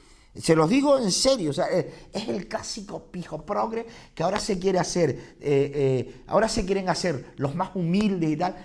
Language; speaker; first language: Spanish; native; Spanish